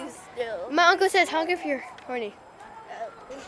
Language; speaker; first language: English; native; English